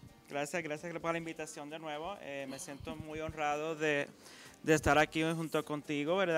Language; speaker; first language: Spanish; native; Spanish